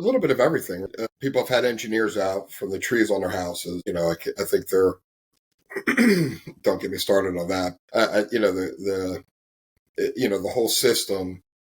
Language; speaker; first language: English; native; English